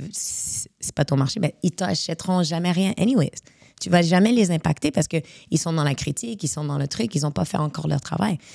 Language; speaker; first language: French; native; French